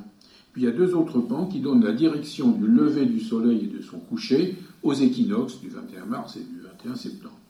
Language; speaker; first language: French; native; French